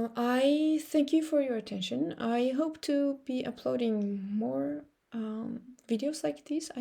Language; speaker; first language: English; non-native, fluent; Georgian